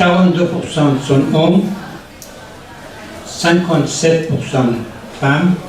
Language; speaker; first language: French; non-native, learner; Persian